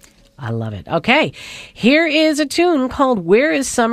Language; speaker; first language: English; native; English